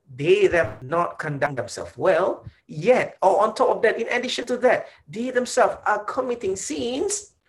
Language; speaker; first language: English; non-native, local second language; Malay